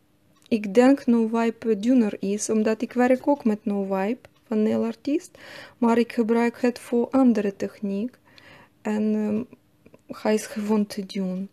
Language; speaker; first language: Dutch; non-native, learner; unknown